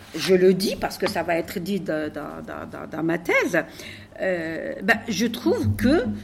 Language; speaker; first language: French; non-native, local second language; Arabic